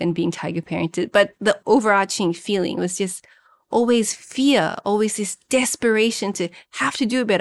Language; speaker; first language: English; non-native, local second language; Malay